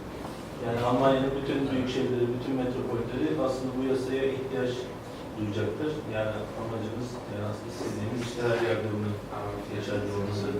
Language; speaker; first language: Turkish; native; Turkish